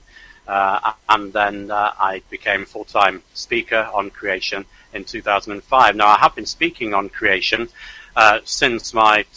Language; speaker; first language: English; native; English